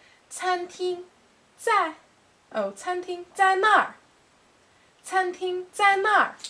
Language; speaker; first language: Chinese; non-native, learner; English